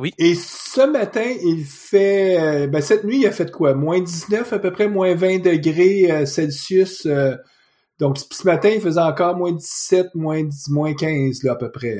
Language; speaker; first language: French; native; French